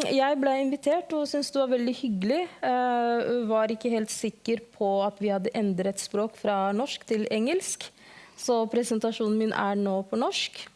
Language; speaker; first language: Norwegian; early bilingual, other home language; Somali